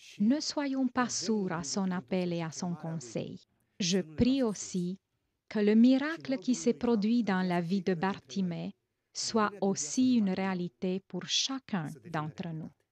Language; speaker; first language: French; non-native, fluent; Romanian